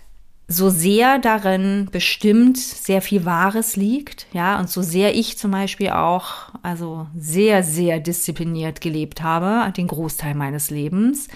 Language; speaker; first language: German; native; German